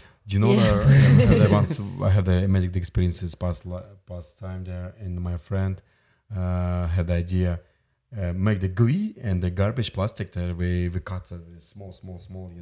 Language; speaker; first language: English; non-native, learner; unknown